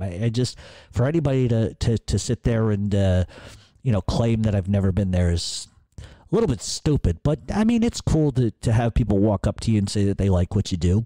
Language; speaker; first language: English; native; English